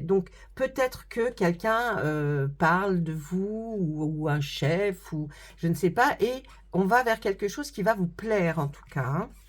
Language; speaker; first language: French; native; French